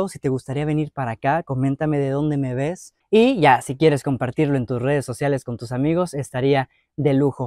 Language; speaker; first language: Spanish; native; Spanish